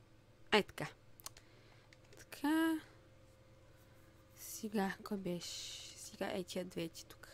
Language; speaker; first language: Bulgarian; native; Bulgarian